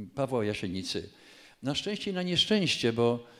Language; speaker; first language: Polish; native; Polish